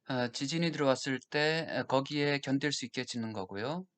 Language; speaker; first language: Korean; native; Korean